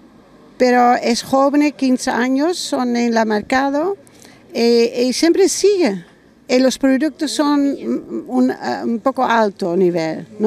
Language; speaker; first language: Spanish; non-native, learner; German